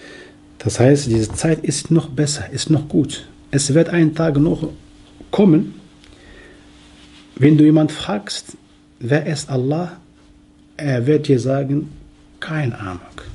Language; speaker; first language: German; non-native, fluent; Arabic